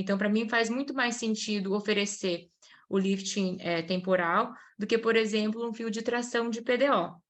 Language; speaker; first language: Portuguese; native; Portuguese